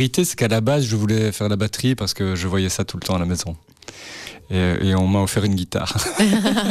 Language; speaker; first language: French; native; French